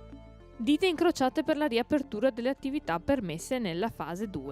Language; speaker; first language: Italian; native; Italian